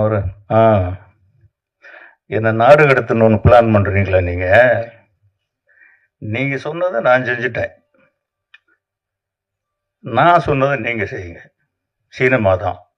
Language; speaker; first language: Tamil; native; Tamil